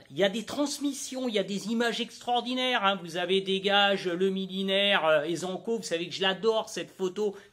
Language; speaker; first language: French; native; French